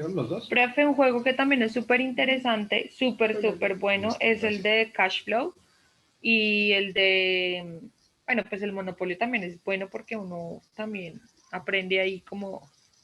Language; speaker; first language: Spanish; native; Spanish